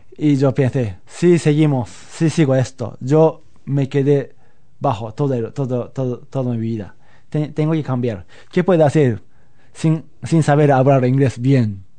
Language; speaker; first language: Spanish; non-native, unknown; Japanese